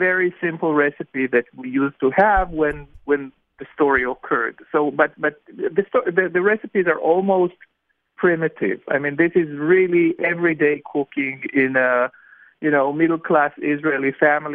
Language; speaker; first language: English; non-native, fluent; Hebrew